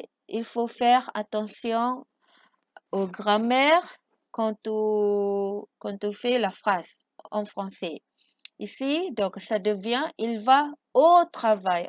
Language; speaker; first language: French; non-native, fluent; Malay